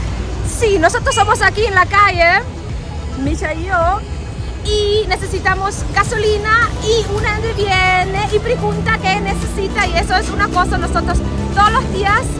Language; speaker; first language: Spanish; non-native, learner; German